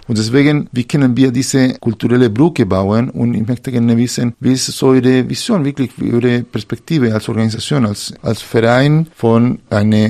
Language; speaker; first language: German; non-native, fluent; Spanish